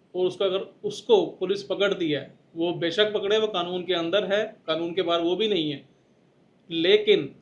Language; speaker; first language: Hindi; non-native, local second language; Punjabi